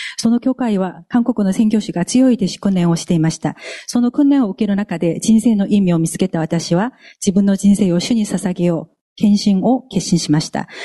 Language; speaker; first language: Japanese; non-native, fluent; Korean